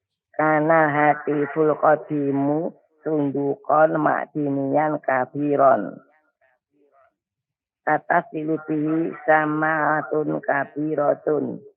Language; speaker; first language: Arabic; non-native, learner; Indonesian